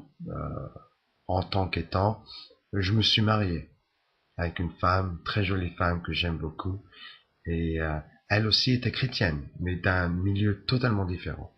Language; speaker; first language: French; native; French